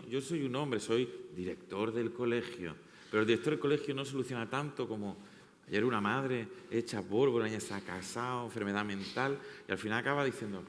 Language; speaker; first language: Spanish; native; Spanish